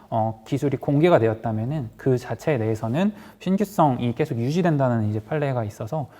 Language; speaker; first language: Korean; native; Korean